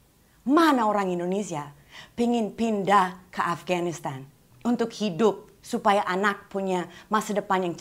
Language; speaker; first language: Indonesian; non-native, fluent; English